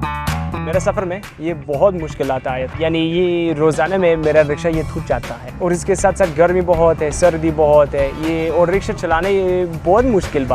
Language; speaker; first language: Hindi; non-native, fluent; English